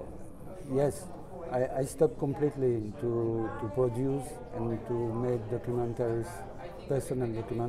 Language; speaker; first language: English; non-native, learner; French